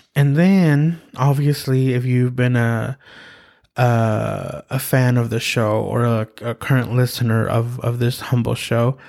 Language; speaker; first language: English; early bilingual, other home language; Spanish